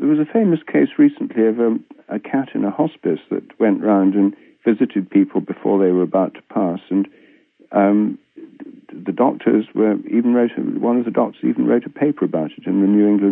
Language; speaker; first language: English; native; English